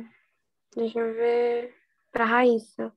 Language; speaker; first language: Portuguese; native; Portuguese